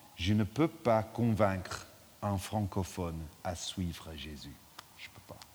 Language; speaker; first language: French; non-native, fluent; English